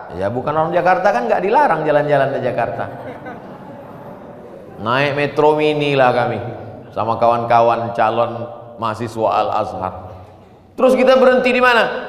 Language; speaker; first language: Indonesian; non-native, local second language; Malay